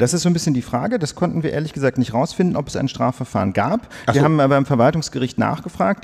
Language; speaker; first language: German; native; German